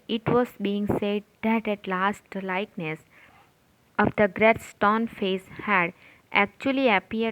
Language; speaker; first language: English; non-native, local second language; Gujarati